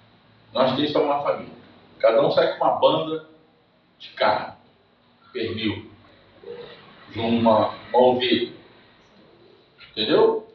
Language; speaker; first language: Portuguese; native; Portuguese